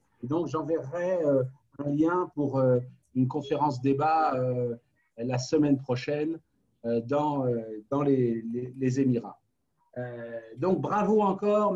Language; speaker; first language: French; native; French